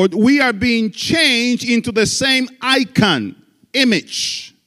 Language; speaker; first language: English; non-native, fluent; Spanish